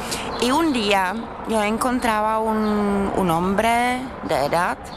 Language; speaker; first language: Spanish; non-native, fluent; Czech